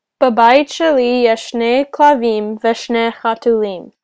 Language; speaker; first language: Hebrew; non-native, learner; English